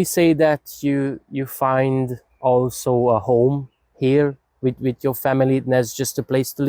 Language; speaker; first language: English; non-native, fluent; Hungarian